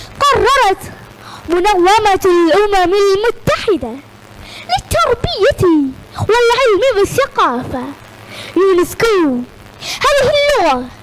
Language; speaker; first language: Arabic; non-native, learner; Malayalam